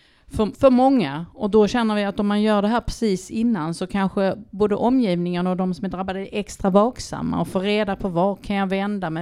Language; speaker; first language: Swedish; native; Swedish